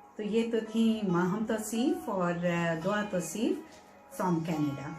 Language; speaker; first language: Urdu; native; Urdu